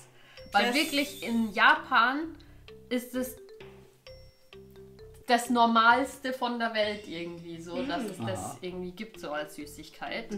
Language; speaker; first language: German; native; German